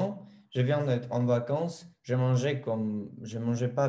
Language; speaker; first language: French; non-native, fluent; Spanish